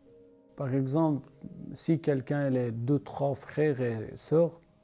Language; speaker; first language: French; non-native, learner; Persian